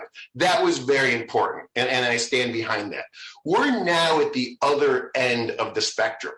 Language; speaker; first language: English; native; English